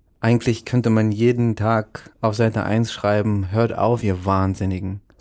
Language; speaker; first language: German; early bilingual, other home language; Russian